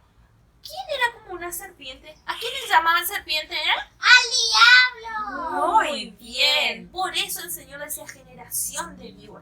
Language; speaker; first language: Spanish; native; Spanish